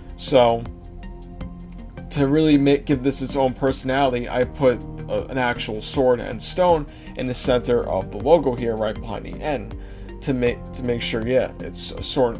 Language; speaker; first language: English; native; English